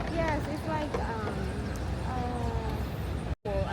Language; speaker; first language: English; non-native, fluent; Spanish